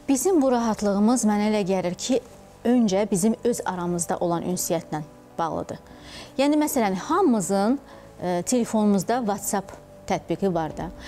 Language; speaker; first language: Azerbaijani; native; Azerbaijani